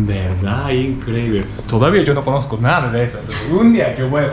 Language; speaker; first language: Spanish; non-native, learner; Japanese